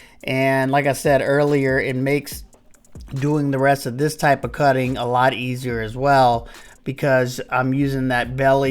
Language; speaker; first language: English; native; English